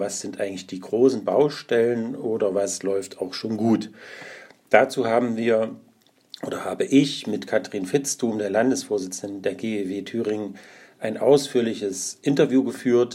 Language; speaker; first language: German; native; German